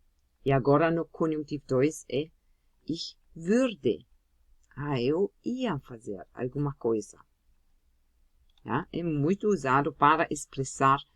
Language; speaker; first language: Portuguese; non-native, fluent; German